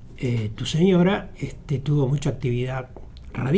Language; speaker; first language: Spanish; native; Spanish